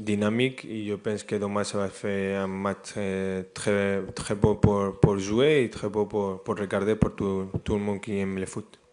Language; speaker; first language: French; non-native, fluent; Spanish